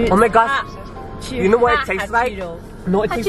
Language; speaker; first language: English; native; English